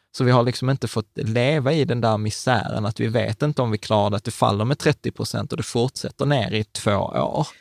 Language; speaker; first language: Swedish; native; Swedish